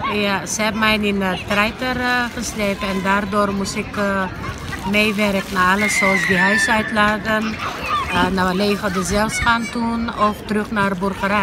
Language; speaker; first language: Dutch; non-native, learner; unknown